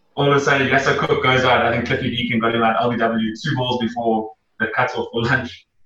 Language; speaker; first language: English; native; English